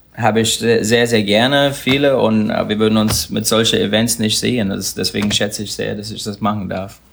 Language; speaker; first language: German; non-native, fluent; English